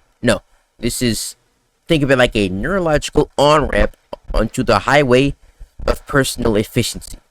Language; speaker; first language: English; native; English